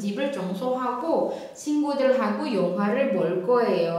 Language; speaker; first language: Korean; non-native, fluent; Indonesian